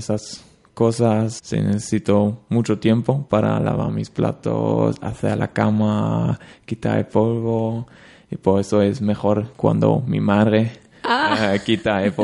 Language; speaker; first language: Spanish; non-native, learner; German